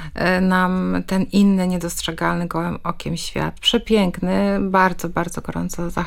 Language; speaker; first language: Polish; native; Polish